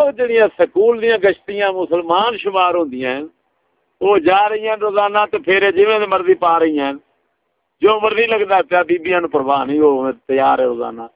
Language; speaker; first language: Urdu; non-native, local second language; Punjabi